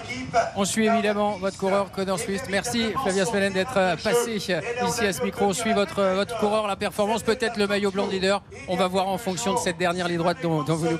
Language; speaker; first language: French; native; French